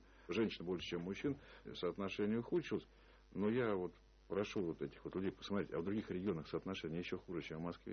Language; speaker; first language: Russian; native; Russian